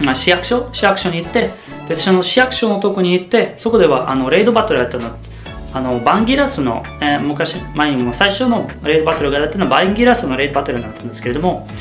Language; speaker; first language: Japanese; non-native, fluent; German